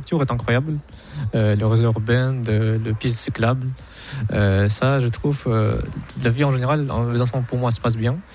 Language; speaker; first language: French; non-native, fluent; Russian